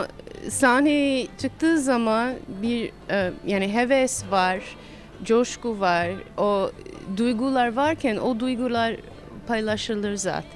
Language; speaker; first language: Turkish; non-native, fluent; English